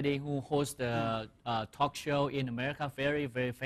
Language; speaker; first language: English; non-native, fluent; Thai